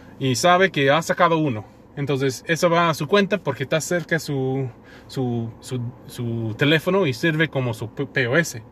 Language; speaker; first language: Spanish; non-native, fluent; English